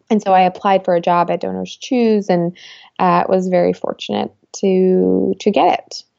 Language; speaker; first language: English; early bilingual, other home language; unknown